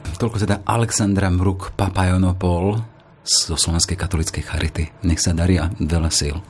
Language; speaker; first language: Slovak; native; Slovak